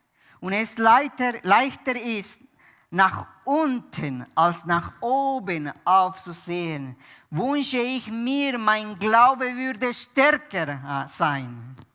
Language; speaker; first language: German; non-native, fluent; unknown